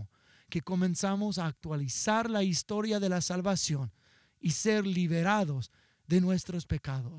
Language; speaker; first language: Spanish; non-native, fluent; English